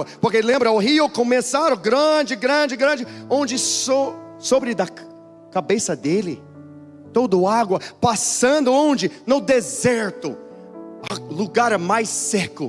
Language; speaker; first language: Portuguese; non-native, learner; English